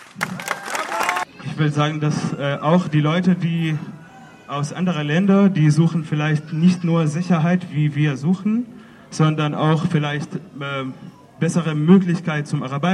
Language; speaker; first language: German; non-native, learner; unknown